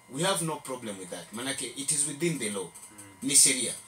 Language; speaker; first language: English; non-native, local second language; Swahili